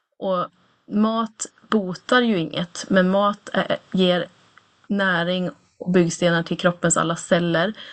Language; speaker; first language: Swedish; native; Swedish